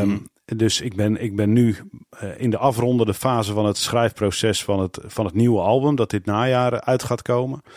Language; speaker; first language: Dutch; native; Dutch